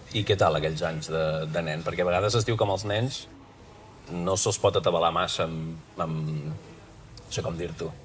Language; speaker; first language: Catalan; native; Catalan